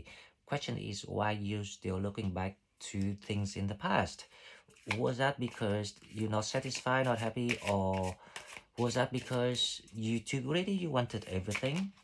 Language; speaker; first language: English; non-native, fluent; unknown